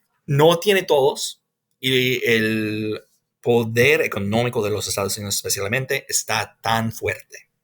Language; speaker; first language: Spanish; non-native, fluent; English